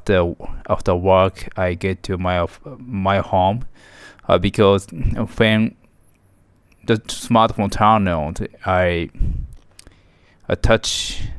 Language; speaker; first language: English; non-native, learner; Japanese